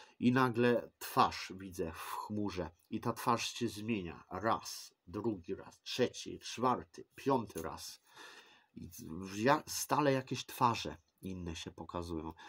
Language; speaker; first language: Polish; early bilingual, heritage; Polish